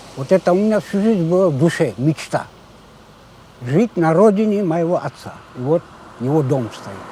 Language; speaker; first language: Russian; non-native, local second language; Crimean Tatar